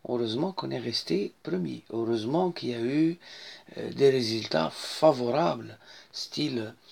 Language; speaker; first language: French; non-native, local second language; Arabic